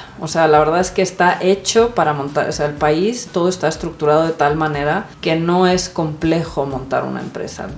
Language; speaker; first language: Spanish; non-native, local second language; Swedish